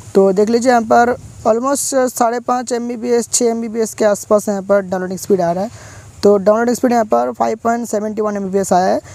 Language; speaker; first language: Hindi; non-native, local second language; Bangla